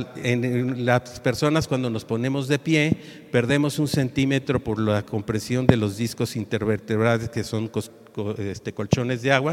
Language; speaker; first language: Spanish; native; Spanish